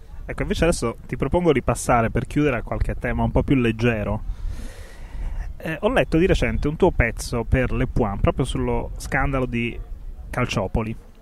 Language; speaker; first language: Italian; native; Italian